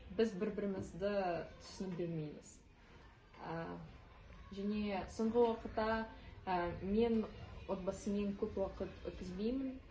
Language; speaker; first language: Kazakh; non-native, local second language; Russian